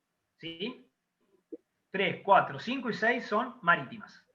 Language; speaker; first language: Spanish; native; Spanish